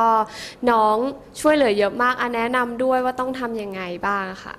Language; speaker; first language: Thai; native; Thai